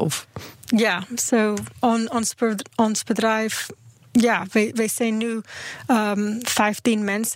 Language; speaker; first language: Dutch; non-native, learner; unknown